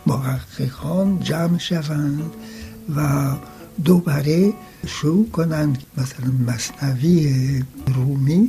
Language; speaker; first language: Persian; non-native, fluent; French